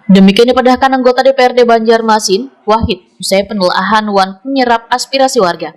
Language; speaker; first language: Indonesian; non-native, local second language; Banjar